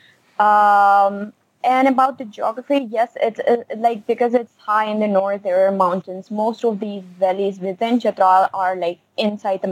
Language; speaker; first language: English; non-native, local second language; Khowar